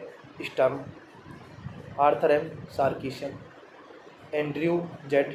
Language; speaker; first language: English; non-native, learner; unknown